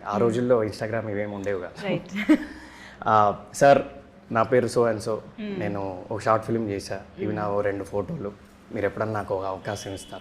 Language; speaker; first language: Telugu; native; Telugu